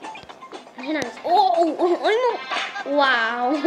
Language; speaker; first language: Welsh; native; Welsh